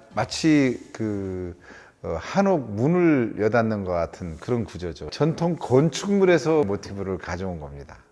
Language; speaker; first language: Korean; native; Korean